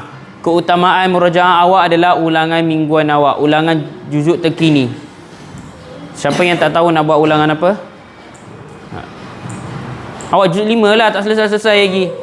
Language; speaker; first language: Malay; native; Malay